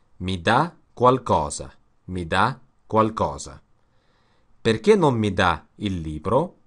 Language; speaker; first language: Italian; non-native, learner; Russian